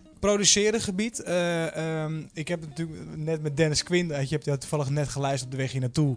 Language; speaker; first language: Dutch; native; Dutch